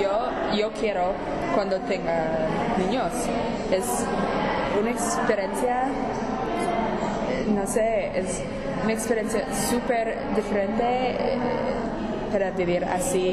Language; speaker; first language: Spanish; non-native, learner; English